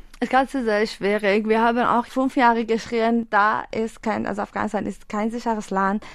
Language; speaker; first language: German; non-native, fluent; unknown